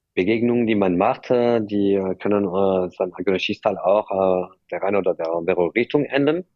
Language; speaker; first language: German; non-native, fluent; French